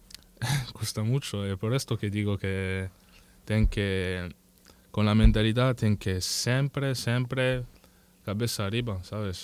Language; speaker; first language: Spanish; non-native, learner; French